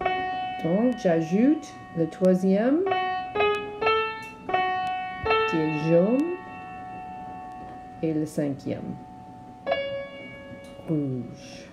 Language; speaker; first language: French; non-native, learner; English